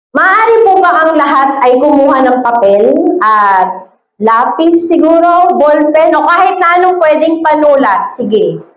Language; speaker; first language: Filipino; native; Filipino